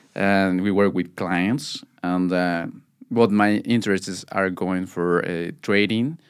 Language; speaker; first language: English; non-native, fluent; Spanish